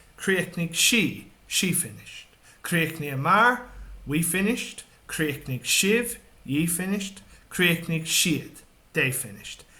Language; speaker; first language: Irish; non-native, local second language; English